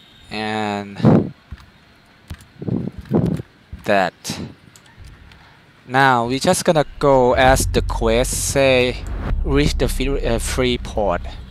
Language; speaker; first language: English; non-native, fluent; Thai